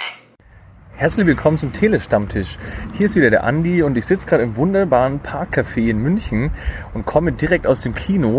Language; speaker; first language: German; native; German